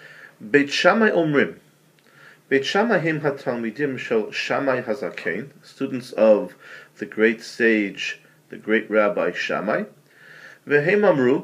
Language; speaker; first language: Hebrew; non-native, fluent; English